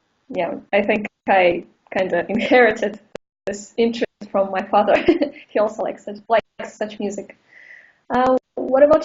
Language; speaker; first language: English; non-native, fluent; Russian